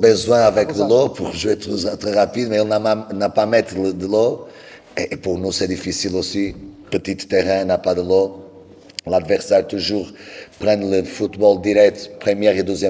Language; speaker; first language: French; non-native, learner; Portuguese